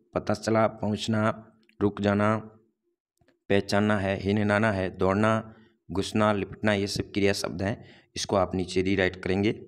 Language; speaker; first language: Hindi; native; Hindi